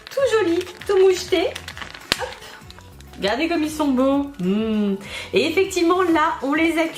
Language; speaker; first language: French; native; French